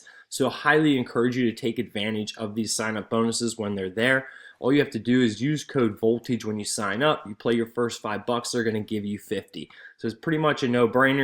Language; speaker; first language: English; native; English